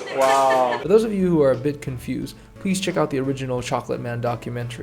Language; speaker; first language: English; early bilingual, other home language; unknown